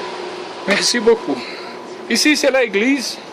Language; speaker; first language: French; non-native, learner; Portuguese